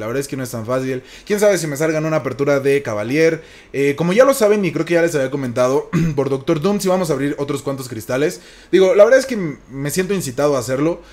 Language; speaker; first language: Spanish; native; Spanish